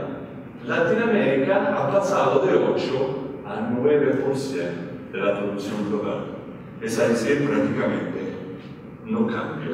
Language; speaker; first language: Spanish; non-native, fluent; Italian